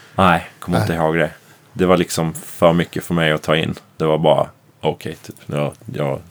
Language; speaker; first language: Swedish; native; Swedish